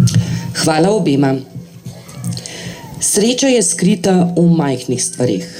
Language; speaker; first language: Slovenian; native; Slovenian